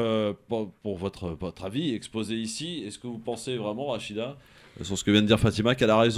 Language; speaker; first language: French; native; French